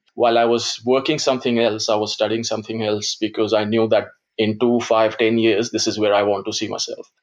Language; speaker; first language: English; non-native, local second language; Gujarati